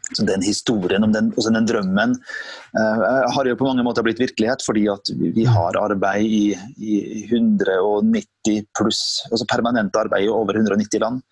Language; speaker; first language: Norwegian; native; Norwegian